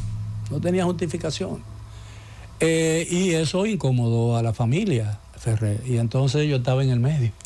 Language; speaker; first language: Spanish; native; Spanish